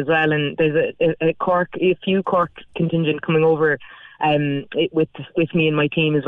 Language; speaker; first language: English; native; English